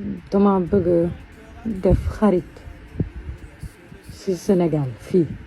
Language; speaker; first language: Wolof; non-native, learner; French